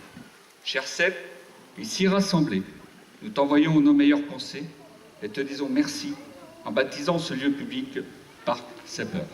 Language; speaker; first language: French; native; French